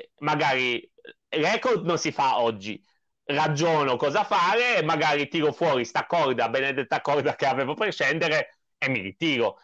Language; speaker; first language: Italian; non-native, fluent; Polish